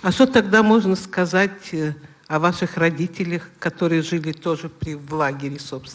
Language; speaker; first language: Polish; non-native, learner; Russian